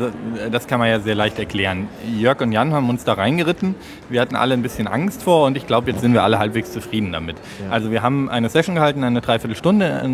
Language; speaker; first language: German; native; German